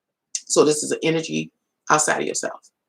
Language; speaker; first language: English; native; English